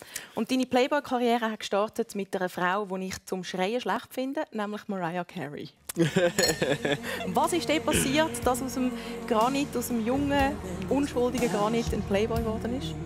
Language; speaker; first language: German; native; German